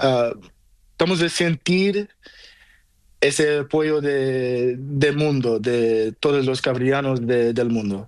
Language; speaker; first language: Spanish; non-native, learner; Portuguese